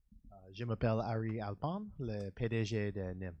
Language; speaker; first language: French; non-native, learner; English